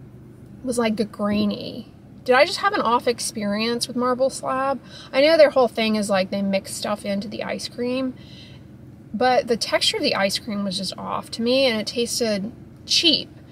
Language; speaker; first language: English; native; English